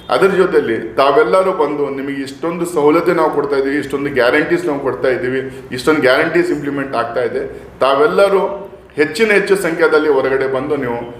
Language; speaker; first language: Kannada; non-native, local second language; Urdu